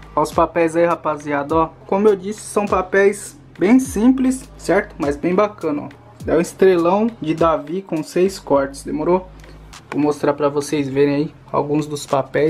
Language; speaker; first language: Portuguese; native; Portuguese